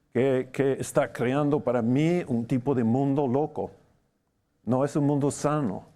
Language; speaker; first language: Spanish; non-native, fluent; English